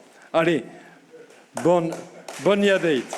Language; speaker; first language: French; native; French